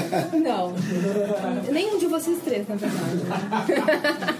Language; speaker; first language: Portuguese; native; Portuguese